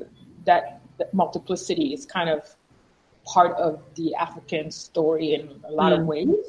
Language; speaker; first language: English; non-native, fluent; French